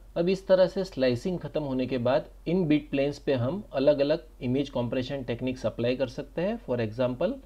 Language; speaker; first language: Hindi; non-native, local second language; Gujarati